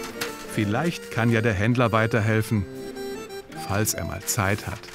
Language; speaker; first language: German; native; German